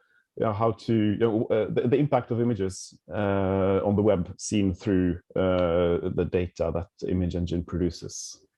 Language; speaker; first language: English; non-native, fluent; Norwegian